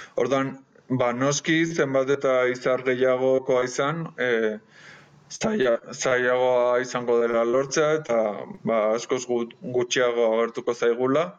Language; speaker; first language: Basque; non-native, local second language; Spanish